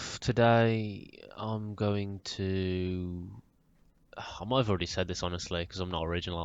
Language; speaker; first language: English; native; English